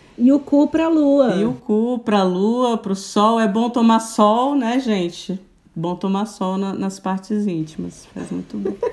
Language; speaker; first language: Portuguese; native; Portuguese